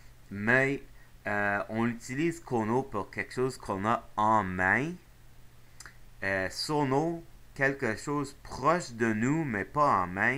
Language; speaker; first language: French; non-native, local second language; English